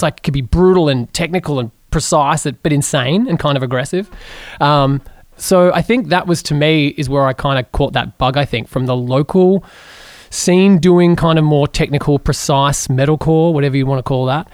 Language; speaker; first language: English; native; English